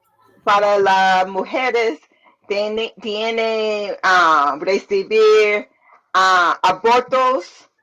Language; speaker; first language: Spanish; non-native, learner; English